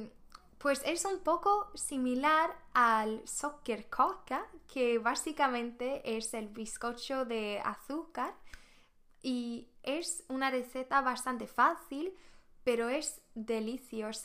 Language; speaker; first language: Spanish; non-native, fluent; Swedish